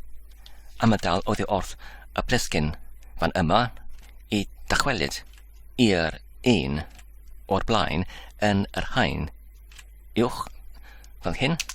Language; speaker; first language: Welsh; non-native, learner; English